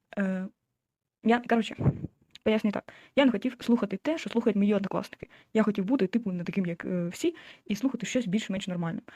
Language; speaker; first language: Ukrainian; non-native, local second language; Russian